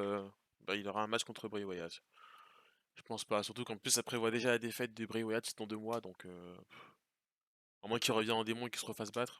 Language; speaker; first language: French; native; French